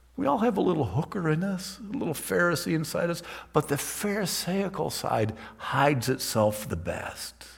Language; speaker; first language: English; native; English